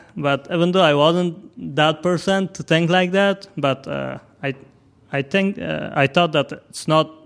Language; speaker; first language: English; non-native, fluent; Persian